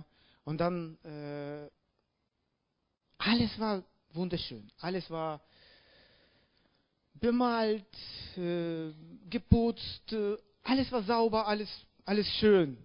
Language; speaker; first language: German; non-native, learner; Russian